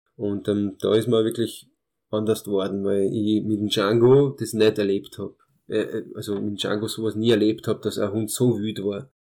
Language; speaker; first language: German; early bilingual, other home language; Hungarian